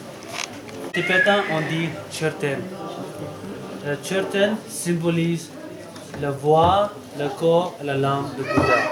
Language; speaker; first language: French; non-native, learner; Tibetan